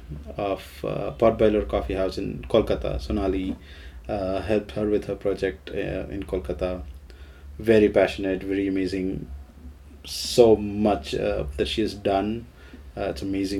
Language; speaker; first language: English; non-native, local second language; Gujarati